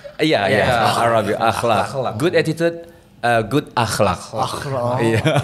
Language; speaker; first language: English; non-native, learner; Indonesian